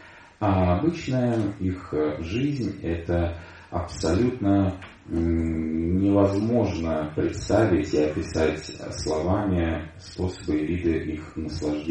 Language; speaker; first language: Russian; native; Russian